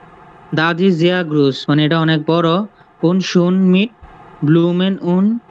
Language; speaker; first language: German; non-native, learner; Bangla